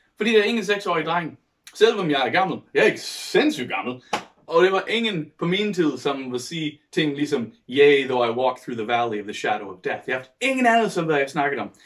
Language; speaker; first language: Danish; non-native, fluent; English